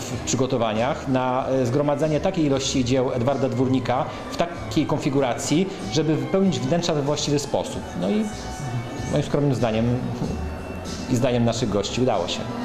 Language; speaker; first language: Polish; native; Polish